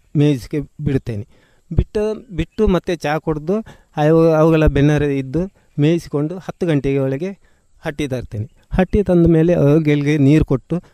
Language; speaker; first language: Kannada; native; Kannada